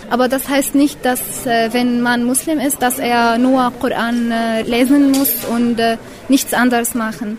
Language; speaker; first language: German; non-native, fluent; Arabic